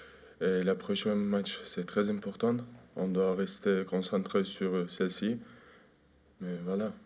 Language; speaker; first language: French; non-native, fluent; Turkish